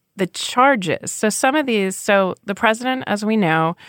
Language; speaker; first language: English; native; English